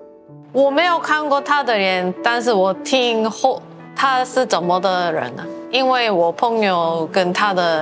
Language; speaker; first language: Chinese; non-native, learner; Korean